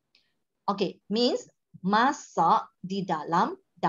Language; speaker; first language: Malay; non-native, local second language; Chinese